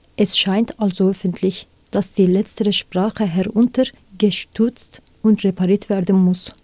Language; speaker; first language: German; non-native, fluent; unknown